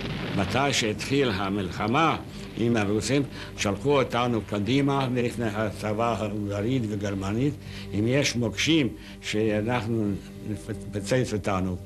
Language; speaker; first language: Hebrew; non-native, fluent; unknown